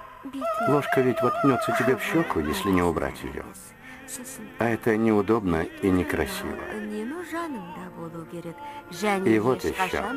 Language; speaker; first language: Russian; native; Russian